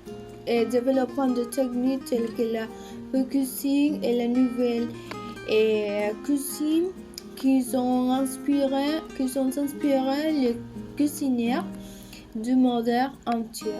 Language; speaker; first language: French; non-native, learner; Spanish